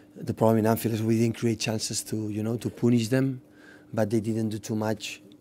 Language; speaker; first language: English; non-native, fluent; Catalan